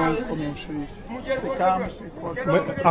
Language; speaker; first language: Portuguese; non-native, local second language; Kabuverdianu